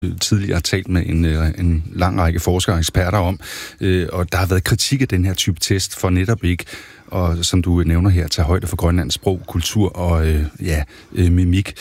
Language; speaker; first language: Danish; native; Danish